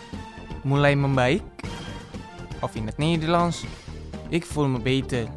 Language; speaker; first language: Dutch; non-native, fluent; Indonesian